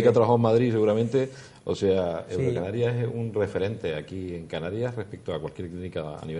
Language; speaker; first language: Spanish; native; Spanish